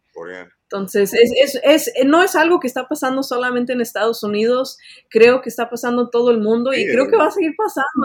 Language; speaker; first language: Spanish; early bilingual, heritage; Spanish